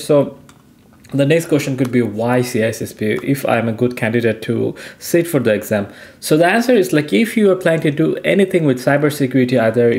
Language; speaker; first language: English; non-native, local second language; Bangla